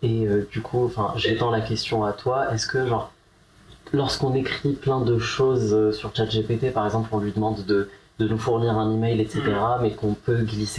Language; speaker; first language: French; native; French